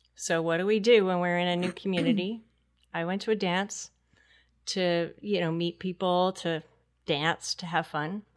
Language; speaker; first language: English; native; English